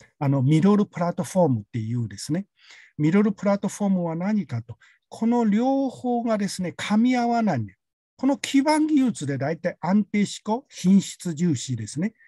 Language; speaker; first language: Japanese; non-native, fluent; Chinese